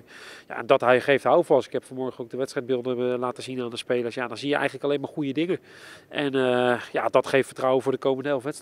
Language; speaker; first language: Dutch; native; Dutch